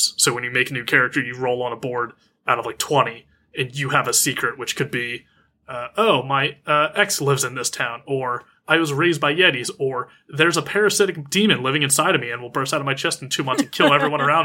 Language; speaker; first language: English; native; English